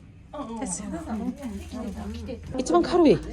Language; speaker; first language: Japanese; non-native, learner; Korean